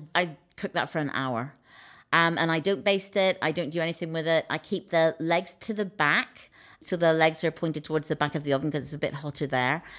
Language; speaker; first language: English; native; English